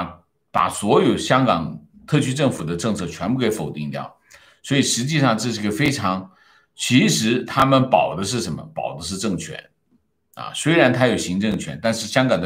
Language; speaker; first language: Chinese; native; Chinese